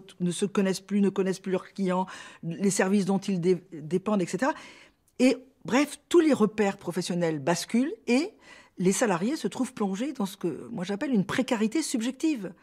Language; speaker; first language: French; native; French